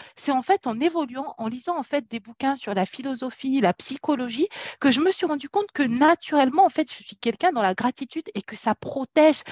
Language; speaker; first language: French; native; French